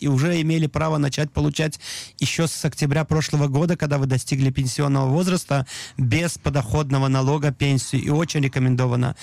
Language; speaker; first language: Russian; native; Russian